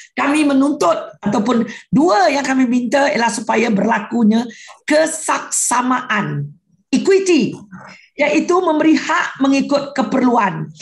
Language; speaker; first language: Malay; non-native, local second language; Iban